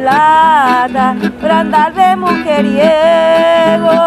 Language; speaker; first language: Spanish; native; Spanish